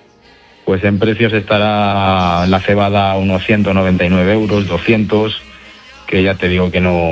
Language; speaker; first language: Spanish; native; Spanish